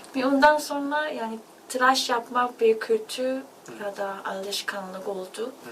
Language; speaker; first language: Turkish; non-native, learner; Korean